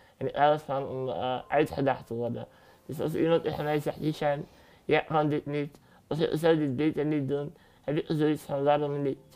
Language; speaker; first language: Dutch; early bilingual, other home language; Arabic